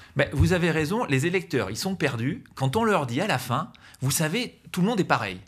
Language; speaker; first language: French; native; French